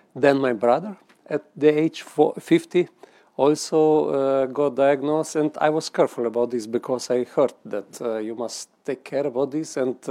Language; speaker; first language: English; non-native, fluent; Slovenian